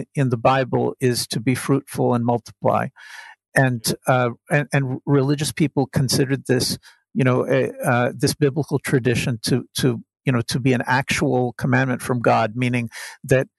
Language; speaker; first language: English; native; English